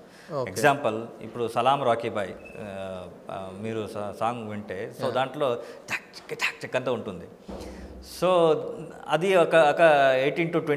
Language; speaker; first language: Telugu; non-native, learner; Kannada